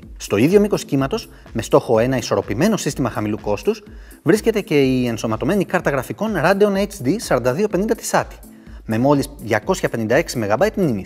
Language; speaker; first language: Greek; native; Greek